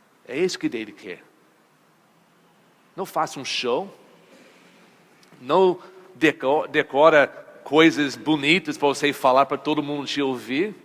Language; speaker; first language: Portuguese; non-native, fluent; English